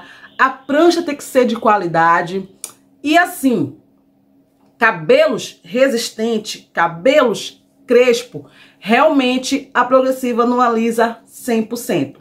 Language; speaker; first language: Portuguese; native; Portuguese